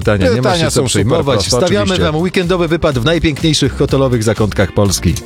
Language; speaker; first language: Polish; native; Polish